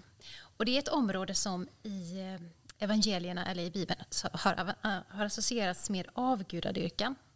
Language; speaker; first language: Swedish; native; Swedish